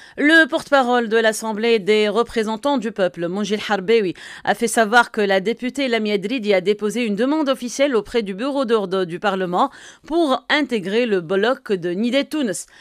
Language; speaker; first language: French; non-native, local second language; Arabic